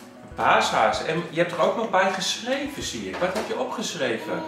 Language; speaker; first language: Dutch; native; Dutch